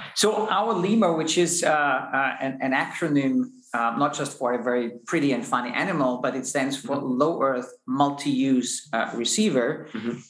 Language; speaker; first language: English; non-native, fluent; German